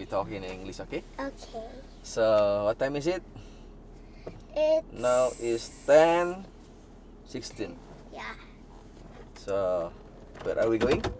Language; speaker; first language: English; non-native, fluent; Indonesian